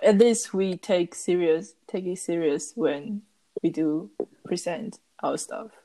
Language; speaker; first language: English; non-native, learner; Chinese